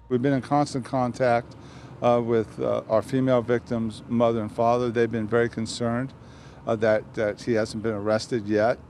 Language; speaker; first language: English; native; English